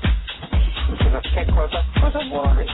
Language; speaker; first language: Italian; non-native, fluent; English